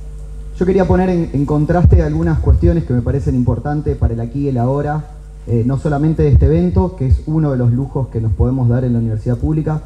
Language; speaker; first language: Spanish; native; Spanish